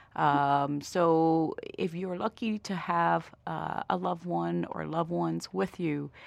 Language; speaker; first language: English; early bilingual, other home language; Vietnamese